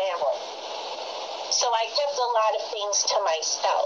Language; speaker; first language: English; native; English